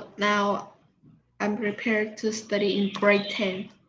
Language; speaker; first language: English; non-native, learner; Vietnamese